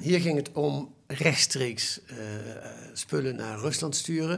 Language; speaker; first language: Dutch; native; Dutch